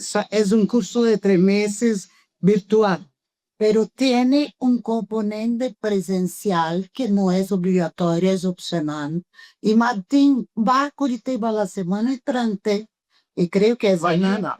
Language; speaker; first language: Spanish; non-native, fluent; Portuguese